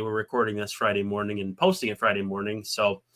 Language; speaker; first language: English; native; English